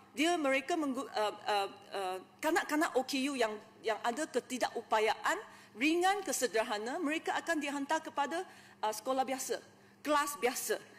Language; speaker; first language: Malay; non-native, local second language; Chinese